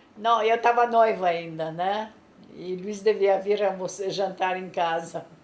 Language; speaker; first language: Portuguese; non-native, fluent; French